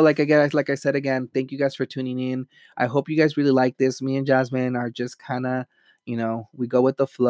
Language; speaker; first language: English; early bilingual, other home language; Spanish